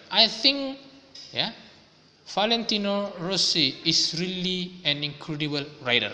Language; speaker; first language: English; non-native, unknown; Indonesian